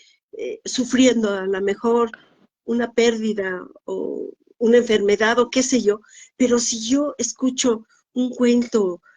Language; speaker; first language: Spanish; native; Spanish